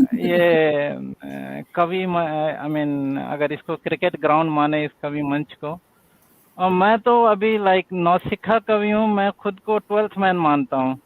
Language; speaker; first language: Hindi; native; Hindi